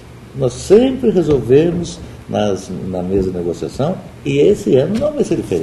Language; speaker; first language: Portuguese; native; Portuguese